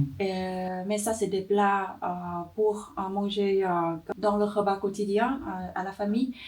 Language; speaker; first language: French; non-native, learner; Vietnamese